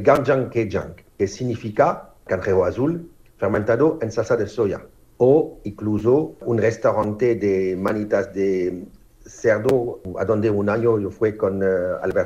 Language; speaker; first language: Spanish; non-native, fluent; French